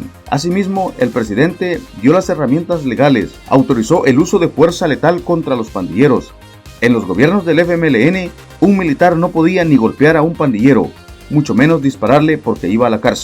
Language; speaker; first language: Spanish; native; Spanish